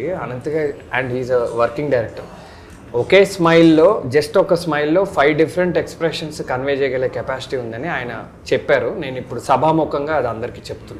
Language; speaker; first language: Telugu; native; Telugu